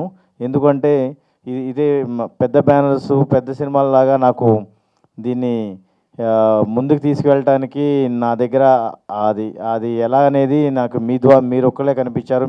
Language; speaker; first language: Telugu; native; Telugu